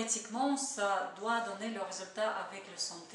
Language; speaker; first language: French; non-native, learner; Russian